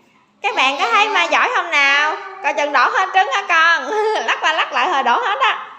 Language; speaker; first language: Vietnamese; native; Vietnamese